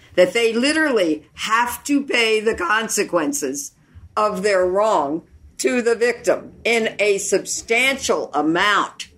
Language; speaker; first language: English; native; English